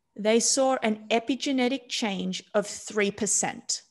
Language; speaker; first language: English; native; English